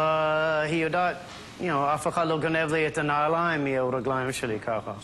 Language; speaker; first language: Hebrew; non-native, local second language; English